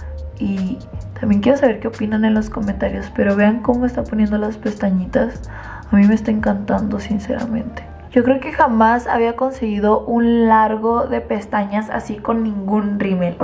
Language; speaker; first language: Spanish; native; Spanish